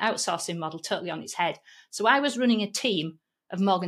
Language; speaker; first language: English; native; English